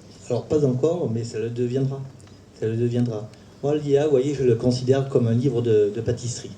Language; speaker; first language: French; native; French